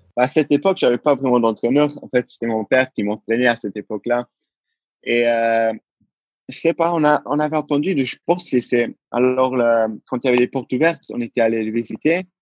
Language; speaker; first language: French; non-native, local second language; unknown